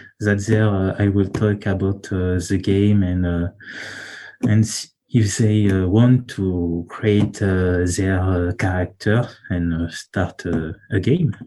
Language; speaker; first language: English; non-native, learner; French